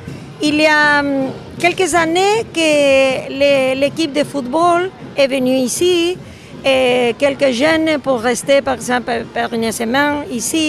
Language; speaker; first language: French; non-native, local second language; Basque